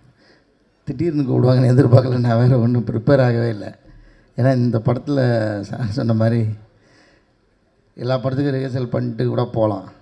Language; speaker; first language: Tamil; native; Tamil